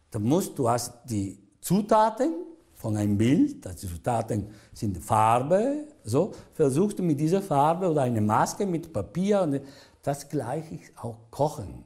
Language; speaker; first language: German; non-native, learner; Italian